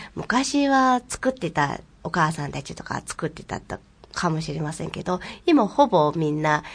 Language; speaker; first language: Japanese; non-native, fluent; Mongolian